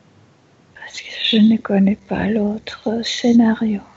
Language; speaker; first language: French; non-native, fluent; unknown